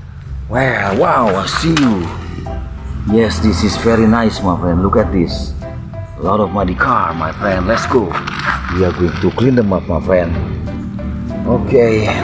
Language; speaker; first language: English; non-native, learner; Indonesian